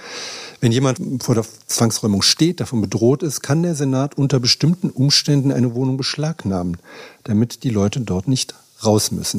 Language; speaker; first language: German; native; German